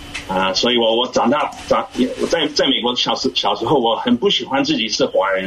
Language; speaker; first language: Chinese; early bilingual, heritage; English